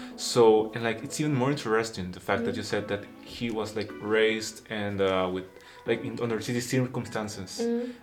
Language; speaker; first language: English; non-native, fluent; Spanish